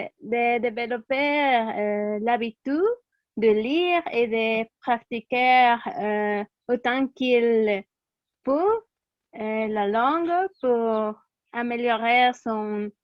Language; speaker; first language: French; non-native, learner; Spanish